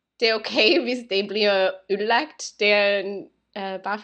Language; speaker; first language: Danish; non-native, learner; English